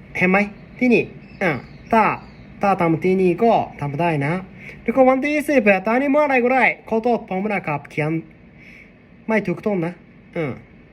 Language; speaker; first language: Thai; non-native, learner; Japanese